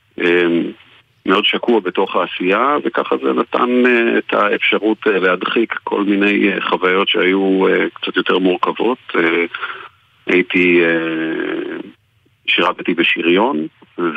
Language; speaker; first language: Hebrew; native; Hebrew